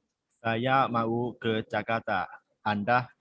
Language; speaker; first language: Indonesian; non-native, learner; Thai